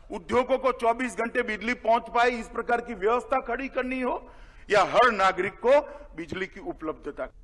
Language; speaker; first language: Hindi; non-native, local second language; Gujarati